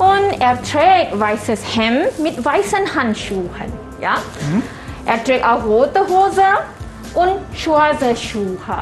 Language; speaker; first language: German; non-native, fluent; Malay